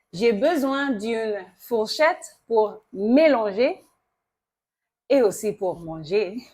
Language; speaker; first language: French; non-native, local second language; Yoruba